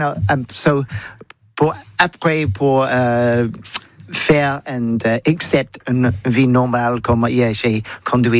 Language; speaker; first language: French; non-native, learner; English